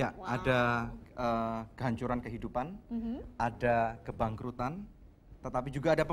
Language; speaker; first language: Indonesian; native; Indonesian